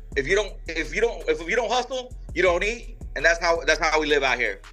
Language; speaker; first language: English; native; English